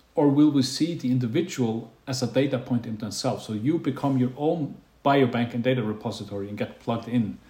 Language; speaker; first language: English; non-native, fluent; Faroese